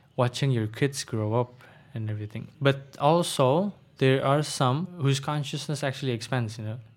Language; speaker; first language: English; non-native, fluent; Indonesian